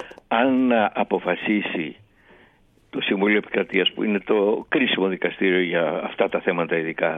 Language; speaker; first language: Greek; native; Greek